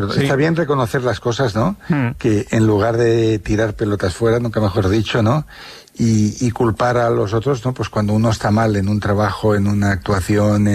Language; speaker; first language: Spanish; native; Spanish